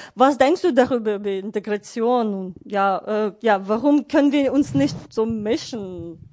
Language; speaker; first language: German; non-native, fluent; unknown